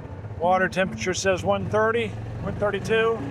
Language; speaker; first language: English; native; English